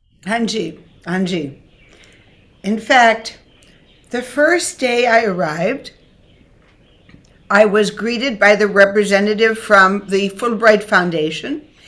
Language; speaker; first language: English; native; English